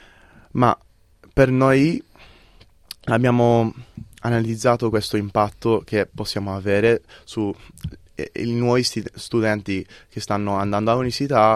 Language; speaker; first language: Italian; early bilingual, heritage; English